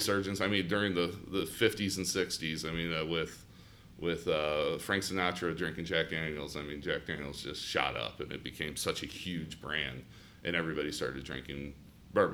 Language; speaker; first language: English; native; English